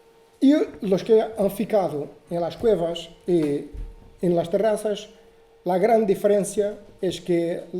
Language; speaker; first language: Spanish; non-native, learner; Portuguese